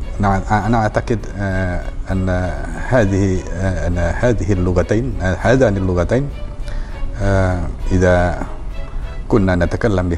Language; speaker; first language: Arabic; non-native, learner; Indonesian